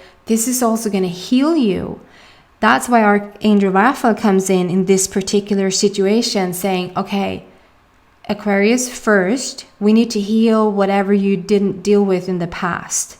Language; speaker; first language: English; non-native, fluent; Swedish